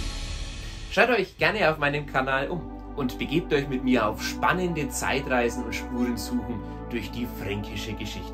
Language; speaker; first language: German; native; German